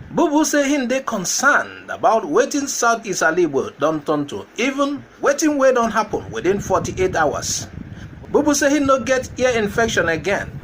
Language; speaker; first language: Nigerian Pidgin; non-native, local second language; Igbo